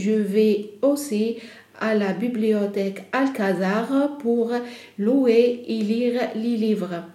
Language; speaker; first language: French; non-native, learner; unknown